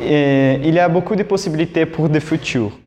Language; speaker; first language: French; non-native, learner; Portuguese